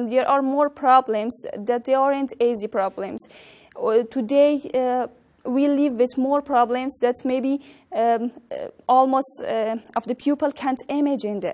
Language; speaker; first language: English; non-native, learner; Persian